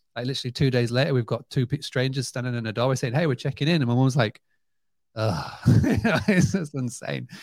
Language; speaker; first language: English; native; English